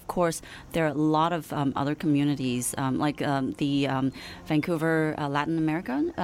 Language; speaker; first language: English; non-native, local second language; Cantonese